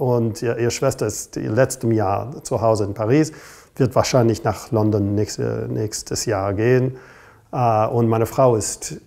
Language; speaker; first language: German; non-native, fluent; English